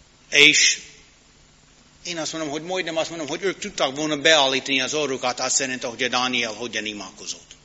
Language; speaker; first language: Hungarian; non-native, learner; English